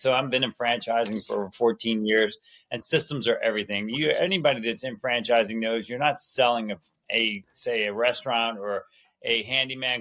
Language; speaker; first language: English; native; English